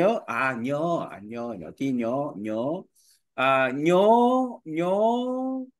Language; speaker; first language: Vietnamese; non-native, learner; Korean